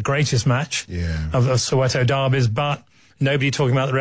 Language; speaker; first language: English; native; English